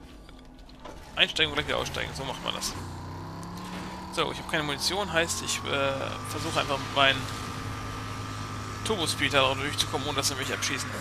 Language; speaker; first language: German; native; German